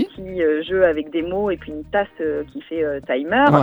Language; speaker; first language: French; native; French